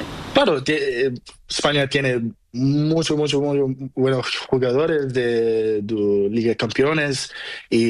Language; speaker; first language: Spanish; non-native, learner; Portuguese